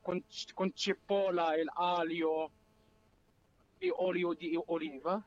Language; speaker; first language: Italian; non-native, learner; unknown